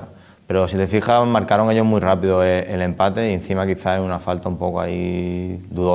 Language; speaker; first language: Spanish; native; Spanish